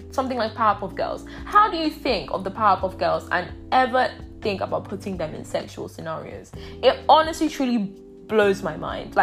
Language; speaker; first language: English; non-native, local second language; Yoruba